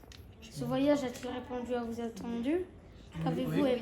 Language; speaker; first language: French; native; French